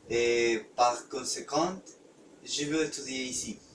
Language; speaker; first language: French; non-native, learner; Spanish